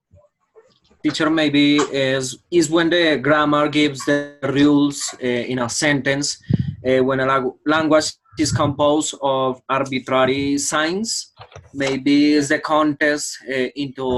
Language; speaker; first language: English; non-native, learner; Spanish